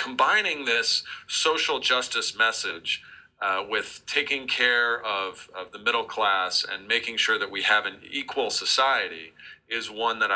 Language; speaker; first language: English; native; English